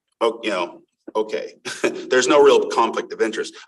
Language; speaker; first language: English; native; English